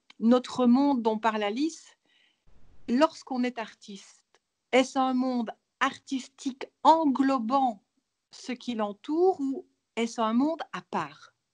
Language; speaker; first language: French; native; French